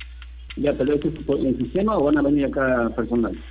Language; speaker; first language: Spanish; native; Spanish